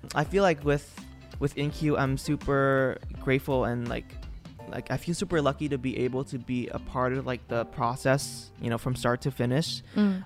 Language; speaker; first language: English; non-native, fluent; Vietnamese